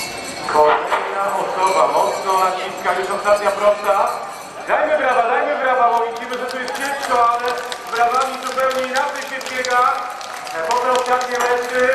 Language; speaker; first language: Polish; native; Polish